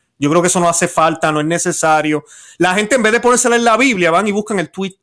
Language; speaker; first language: Spanish; native; Spanish